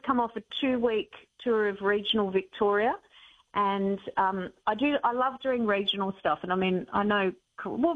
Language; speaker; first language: English; native; English